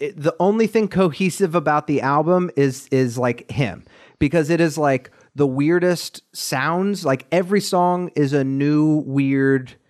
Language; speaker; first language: English; native; English